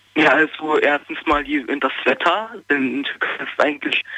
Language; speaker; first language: German; early bilingual, other home language; Turkish